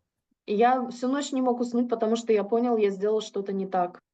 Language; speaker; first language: Russian; native; Russian